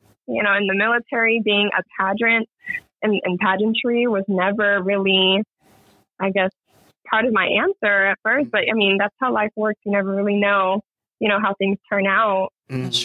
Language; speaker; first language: English; native; English